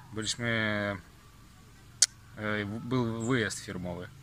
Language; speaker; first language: Polish; non-native, learner; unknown